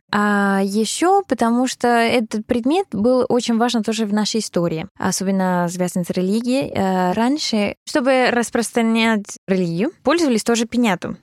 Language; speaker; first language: Russian; non-native, fluent; Spanish